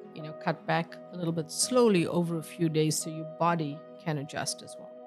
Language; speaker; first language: English; native; English